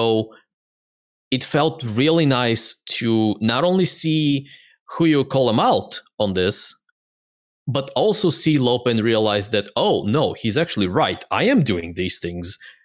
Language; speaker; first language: English; non-native, fluent; Bulgarian